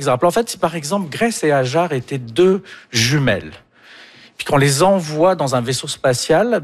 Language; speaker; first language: French; native; French